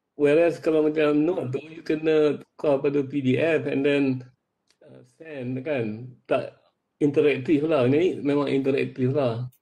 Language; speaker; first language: Malay; native; Malay